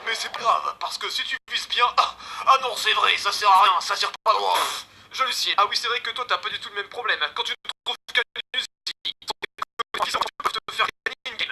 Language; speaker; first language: French; native; French